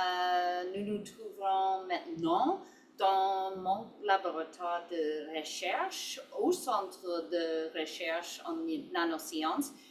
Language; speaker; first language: French; non-native, learner; English